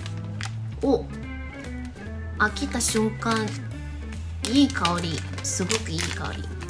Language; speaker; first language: Japanese; non-native, fluent; Chinese